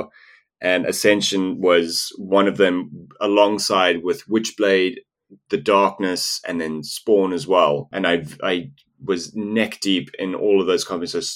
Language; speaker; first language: English; non-native, local second language; Afrikaans